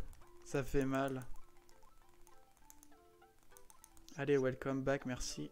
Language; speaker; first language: French; native; French